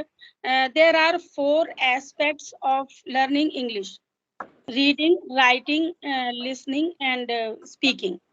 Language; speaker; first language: English; non-native, local second language; Hindi